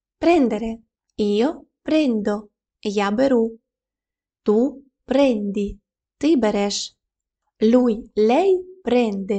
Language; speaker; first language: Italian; non-native, fluent; Ukrainian